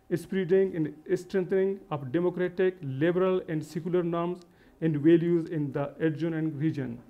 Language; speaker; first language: English; non-native, local second language; Baluchi